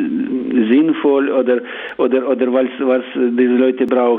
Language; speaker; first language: German; non-native, learner; Ukrainian